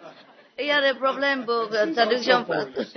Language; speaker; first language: French; non-native, learner; Vietnamese